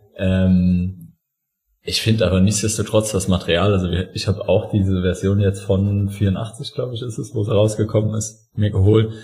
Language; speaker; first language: German; native; German